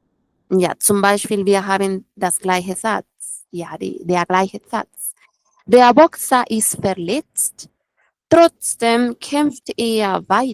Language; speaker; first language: German; non-native, fluent; Spanish